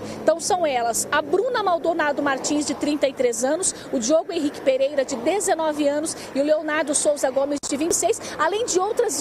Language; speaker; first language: Portuguese; native; Portuguese